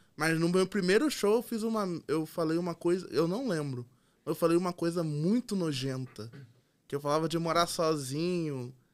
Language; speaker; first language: Portuguese; native; Portuguese